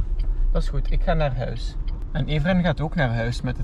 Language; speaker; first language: Dutch; native; Dutch